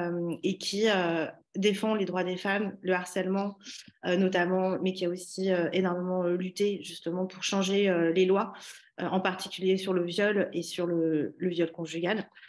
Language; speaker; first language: French; native; French